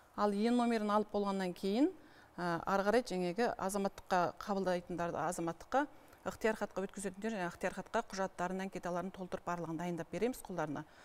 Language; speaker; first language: Kazakh; early bilingual, heritage; Kazakh